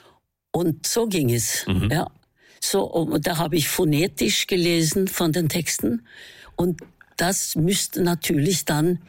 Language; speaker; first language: German; non-native, fluent; Norwegian